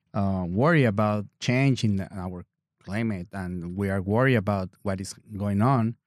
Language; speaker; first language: English; non-native, learner; Spanish